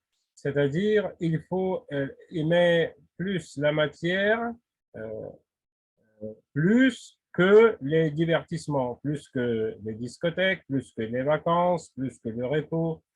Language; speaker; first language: French; non-native, fluent; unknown